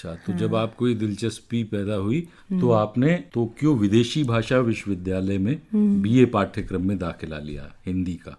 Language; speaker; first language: Hindi; native; Hindi